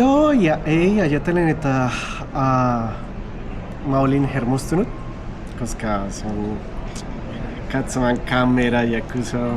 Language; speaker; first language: Finnish; non-native, learner; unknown